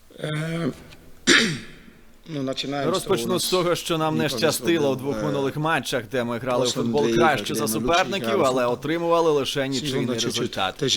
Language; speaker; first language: Ukrainian; non-native, local second language; Russian